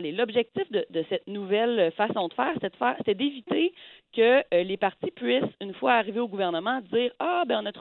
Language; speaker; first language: French; native; French